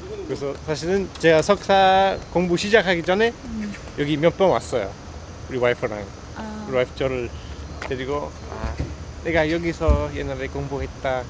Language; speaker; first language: Korean; non-native, fluent; English